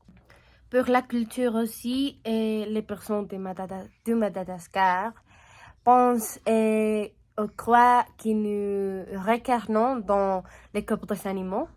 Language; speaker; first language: French; non-native, learner; Spanish